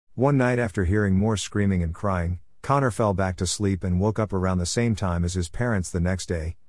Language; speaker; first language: English; native; English